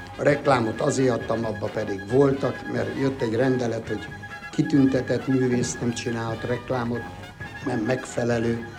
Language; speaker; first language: Hungarian; native; Hungarian